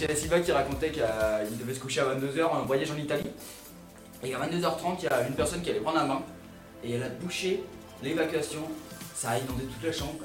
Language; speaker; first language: French; native; French